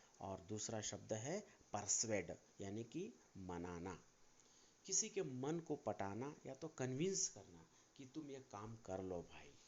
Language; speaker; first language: Hindi; non-native, local second language; Marathi